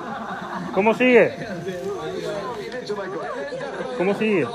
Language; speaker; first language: Spanish; native; Spanish